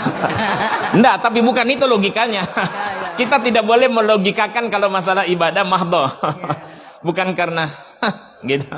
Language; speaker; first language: Indonesian; native; Indonesian